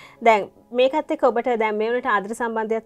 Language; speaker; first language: Sinhala; native; Sinhala